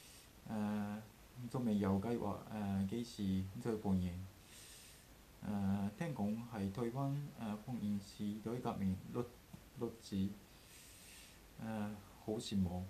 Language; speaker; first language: Cantonese; non-native, learner; Japanese